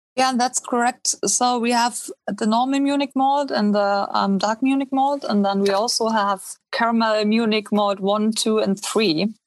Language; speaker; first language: English; non-native, fluent; German